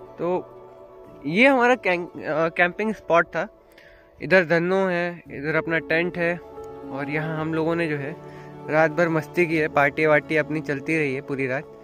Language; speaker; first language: Hindi; native; Hindi